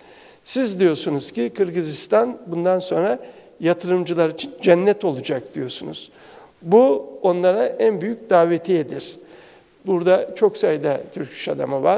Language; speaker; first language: Turkish; native; Turkish